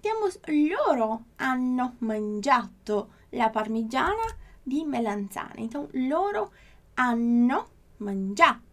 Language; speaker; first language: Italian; non-native, fluent; Portuguese